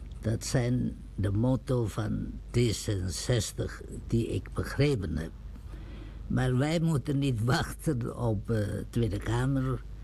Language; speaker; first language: Dutch; non-native, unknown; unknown